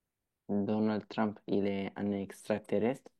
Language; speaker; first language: French; non-native, learner; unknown